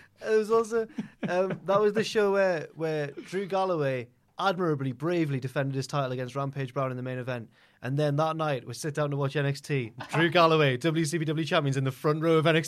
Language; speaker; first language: English; native; English